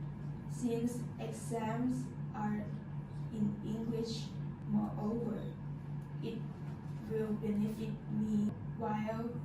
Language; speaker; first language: English; non-native, fluent; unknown